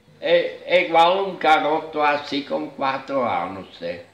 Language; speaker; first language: Portuguese; non-native, fluent; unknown